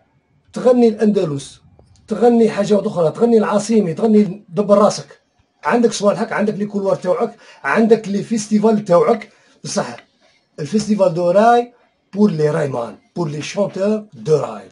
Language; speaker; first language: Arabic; native; Arabic